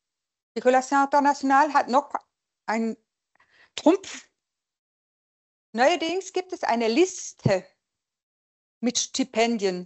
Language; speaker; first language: German; non-native, local second language; French